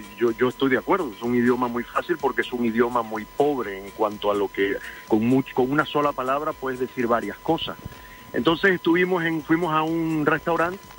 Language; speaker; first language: Spanish; early bilingual, heritage; Spanish